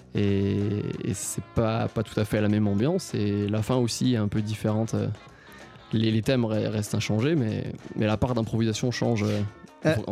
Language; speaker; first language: French; native; French